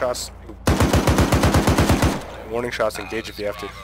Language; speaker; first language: English; native; English